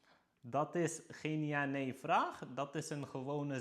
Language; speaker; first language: Dutch; non-native, fluent; Arabic